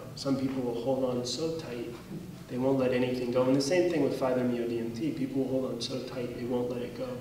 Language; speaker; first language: English; native; English